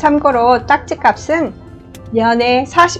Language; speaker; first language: Korean; native; Korean